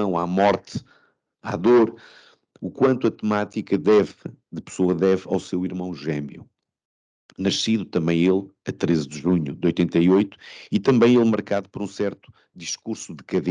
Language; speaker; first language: Portuguese; native; Portuguese